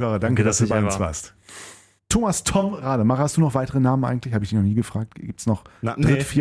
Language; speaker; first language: German; native; German